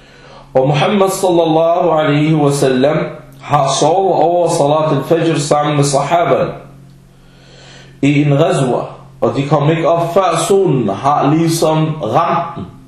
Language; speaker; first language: Danish; early bilingual, other home language; Arabic